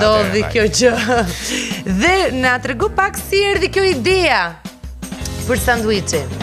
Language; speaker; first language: Albanian; native; Albanian